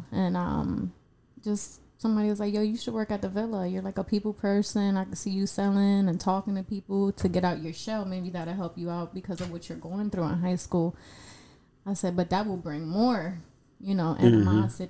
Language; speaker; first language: English; non-native, fluent; Spanish